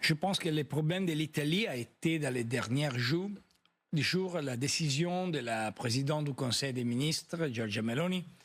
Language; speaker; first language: French; non-native, fluent; Italian